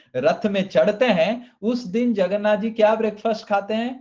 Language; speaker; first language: Hindi; non-native, local second language; Odia